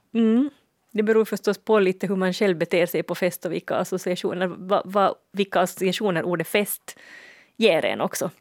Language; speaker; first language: Swedish; native; Swedish